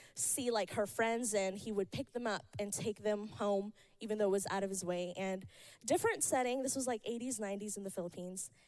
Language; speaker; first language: English; early bilingual, other home language; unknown